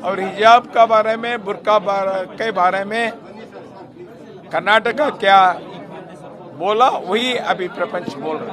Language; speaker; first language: Hindi; non-native, local second language; Kannada